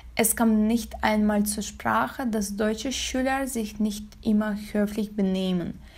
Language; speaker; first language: German; non-native, learner; Russian